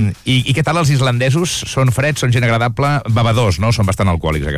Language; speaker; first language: Catalan; native; Catalan